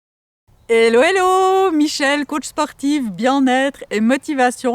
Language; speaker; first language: French; native; French